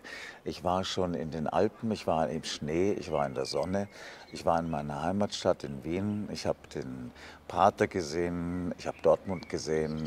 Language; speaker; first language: German; native; German